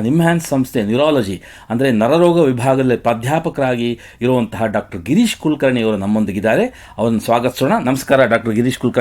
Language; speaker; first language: Kannada; native; Kannada